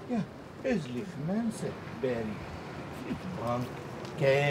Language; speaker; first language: Dutch; non-native, learner; Arabic